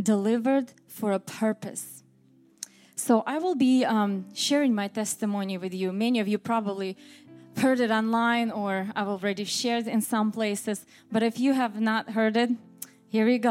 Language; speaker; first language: English; non-native, fluent; Russian